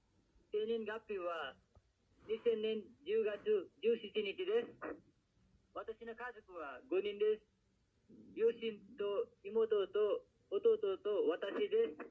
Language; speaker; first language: Japanese; non-native, learner; Nepali